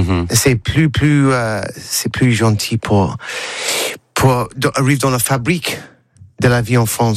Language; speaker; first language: French; non-native, learner; English